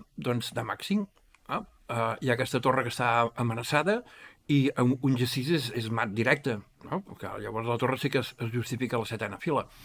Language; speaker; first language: Catalan; native; Catalan